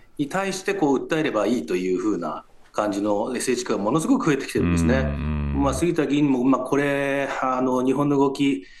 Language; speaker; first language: Japanese; native; Japanese